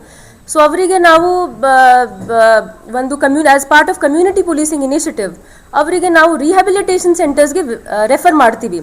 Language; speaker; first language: Kannada; non-native, fluent; Hindi